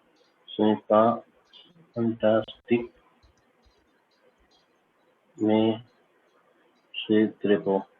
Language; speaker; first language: French; non-native, learner; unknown